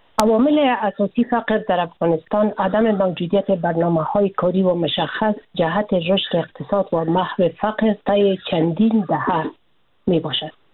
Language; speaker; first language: Persian; native; Persian